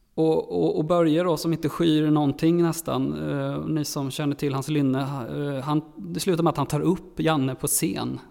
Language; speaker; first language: Swedish; native; Swedish